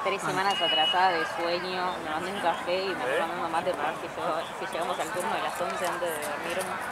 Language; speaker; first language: Spanish; native; Spanish